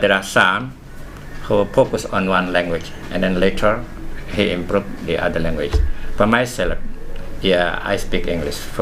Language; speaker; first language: English; non-native, fluent; Indonesian